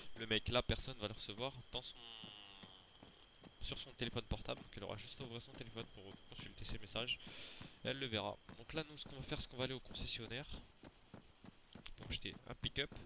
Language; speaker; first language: French; native; French